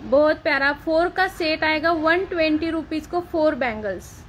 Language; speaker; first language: Hindi; non-native, local second language; Marathi